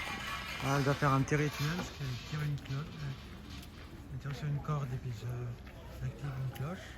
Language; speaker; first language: French; native; French